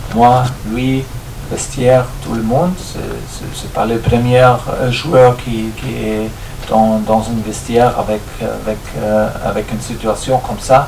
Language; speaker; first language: French; non-native, fluent; German